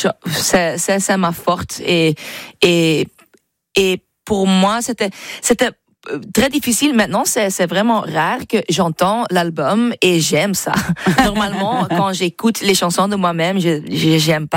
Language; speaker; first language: French; non-native, fluent; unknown